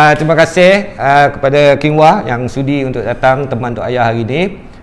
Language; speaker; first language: Malay; native; Malay